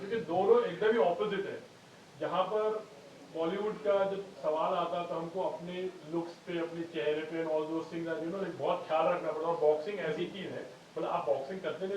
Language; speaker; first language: Hindi; native; Hindi